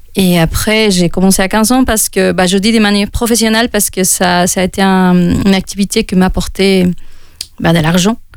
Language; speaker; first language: French; non-native, fluent; Spanish